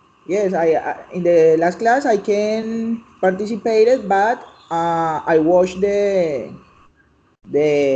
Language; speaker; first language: English; non-native, learner; Spanish